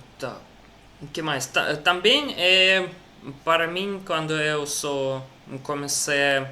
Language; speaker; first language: Portuguese; non-native, learner; Russian